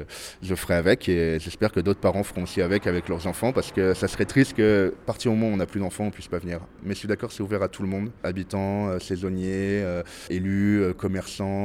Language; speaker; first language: French; native; French